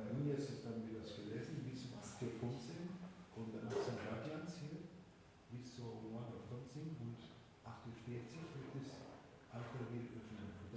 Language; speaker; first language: German; non-native, learner; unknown